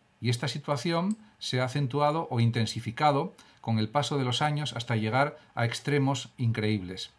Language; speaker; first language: Spanish; native; Spanish